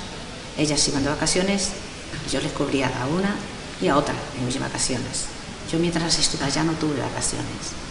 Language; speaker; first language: Spanish; non-native, local second language; Galician